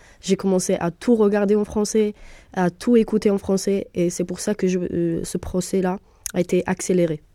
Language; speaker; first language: French; non-native, fluent; Arabic